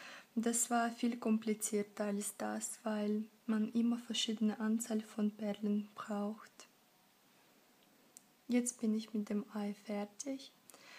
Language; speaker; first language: German; non-native, fluent; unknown